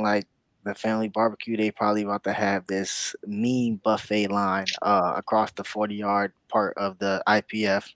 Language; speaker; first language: English; native; English